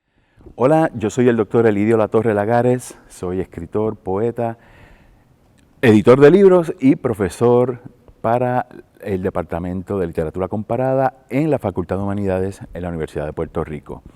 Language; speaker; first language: Spanish; native; Spanish